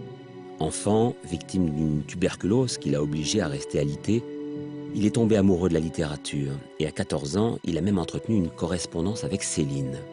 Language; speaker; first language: French; native; French